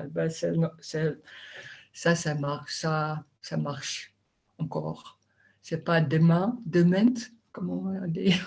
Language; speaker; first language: French; non-native, learner; Dutch